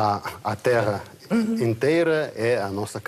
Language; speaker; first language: Portuguese; non-native, fluent; Russian